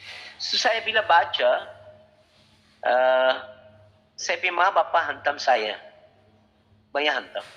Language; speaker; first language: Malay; non-native, learner; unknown